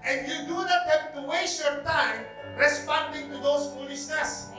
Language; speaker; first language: English; non-native, local second language; Filipino